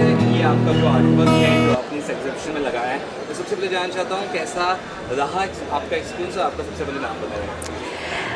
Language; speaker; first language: Hindi; native; Hindi